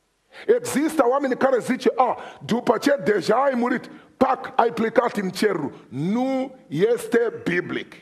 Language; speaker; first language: Romanian; non-native, fluent; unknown